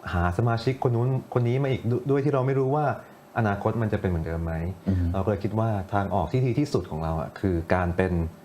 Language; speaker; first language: Thai; non-native, local second language; English